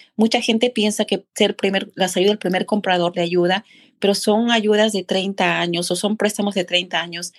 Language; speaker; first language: Spanish; native; Spanish